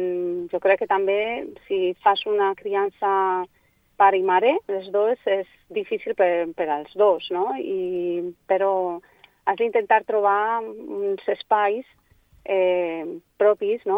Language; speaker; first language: Catalan; non-native, local second language; Spanish